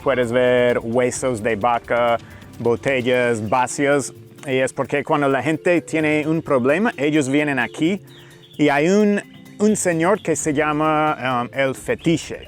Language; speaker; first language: Spanish; non-native, fluent; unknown